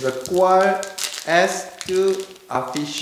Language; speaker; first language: Spanish; non-native, learner; Korean